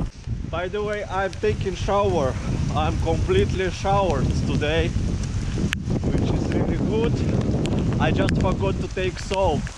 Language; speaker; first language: English; non-native, fluent; Russian